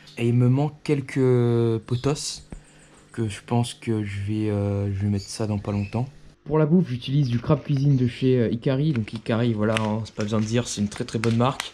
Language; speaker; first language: French; native; French